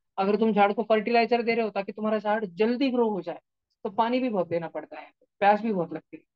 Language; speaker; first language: Hindi; non-native, local second language; Marathi